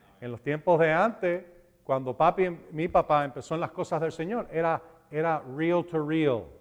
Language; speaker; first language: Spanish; early bilingual, heritage; Spanish